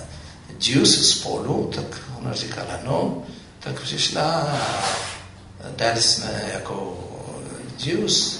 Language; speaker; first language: Czech; non-native, fluent; Amharic